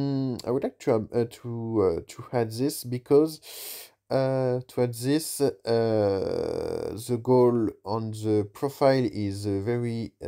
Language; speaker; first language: English; non-native, learner; French